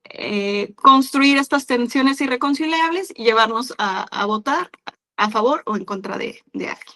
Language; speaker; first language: Spanish; native; Spanish